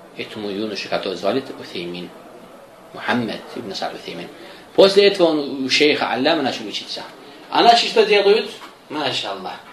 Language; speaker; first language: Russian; non-native, local second language; Azerbaijani